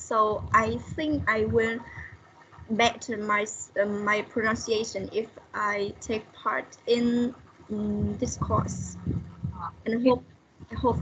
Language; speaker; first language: English; non-native, learner; Vietnamese